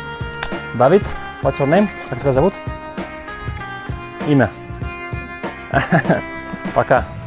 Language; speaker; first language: Russian; non-native, learner; Lithuanian